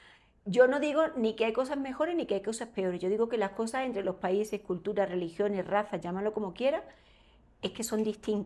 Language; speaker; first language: Spanish; native; Spanish